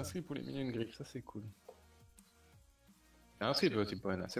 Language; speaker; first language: French; native; French